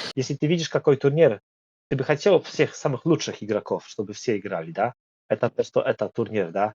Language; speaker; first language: Russian; non-native, learner; Polish